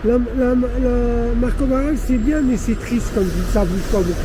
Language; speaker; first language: French; native; French